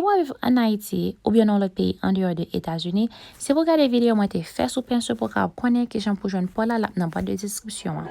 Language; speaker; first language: French; non-native, learner; Haitian Creole